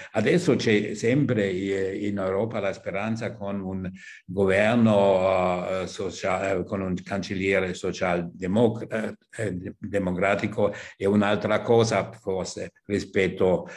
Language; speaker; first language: Italian; non-native, fluent; German